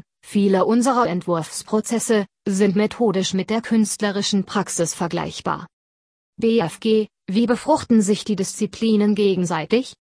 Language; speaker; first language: German; native; German